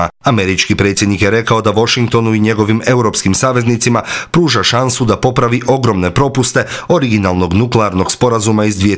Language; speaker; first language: Croatian; native; Croatian